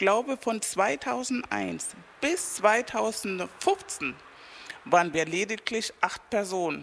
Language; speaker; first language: German; non-native, fluent; Spanish